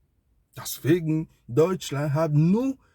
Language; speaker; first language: German; non-native, learner; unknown